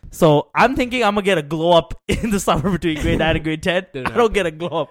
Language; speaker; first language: English; early bilingual, other home language; Tamil